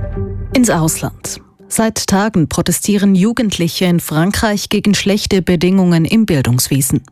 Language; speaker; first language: German; native; German